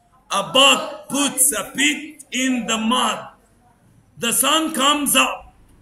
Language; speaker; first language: English; non-native, fluent; Arabic